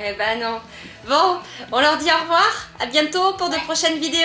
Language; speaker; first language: French; native; French